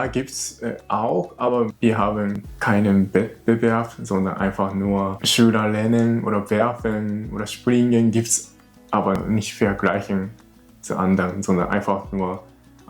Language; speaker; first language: German; non-native, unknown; Japanese